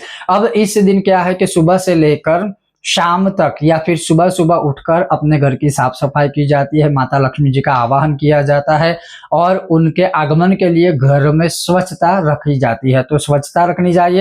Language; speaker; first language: Hindi; native; Hindi